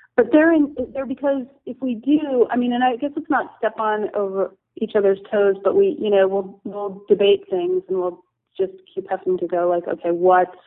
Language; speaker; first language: English; native; English